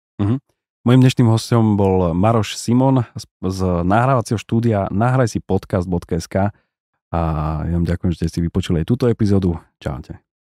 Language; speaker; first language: Slovak; native; Slovak